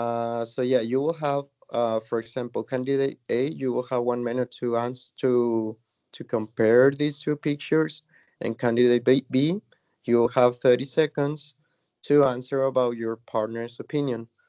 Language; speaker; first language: English; non-native, learner; Spanish